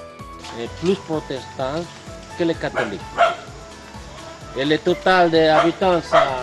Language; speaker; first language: French; non-native, learner; Indonesian